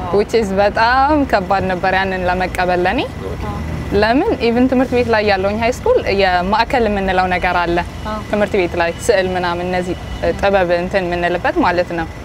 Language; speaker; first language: Amharic; non-native, local second language; Tigrinya